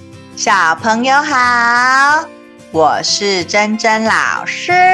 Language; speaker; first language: Chinese; native; Chinese